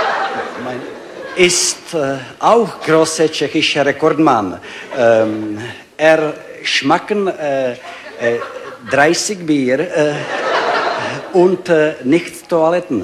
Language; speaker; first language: German; non-native, learner; Czech